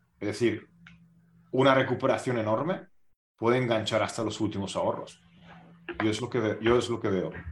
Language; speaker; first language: Spanish; non-native, fluent; Hungarian